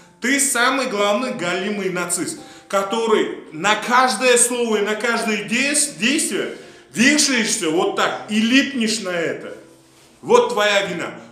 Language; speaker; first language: Russian; non-native, local second language; Uzbek